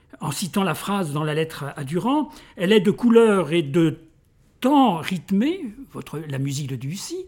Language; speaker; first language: French; native; French